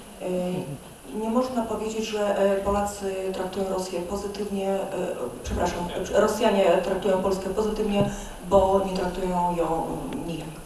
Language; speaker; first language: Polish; non-native, fluent; Russian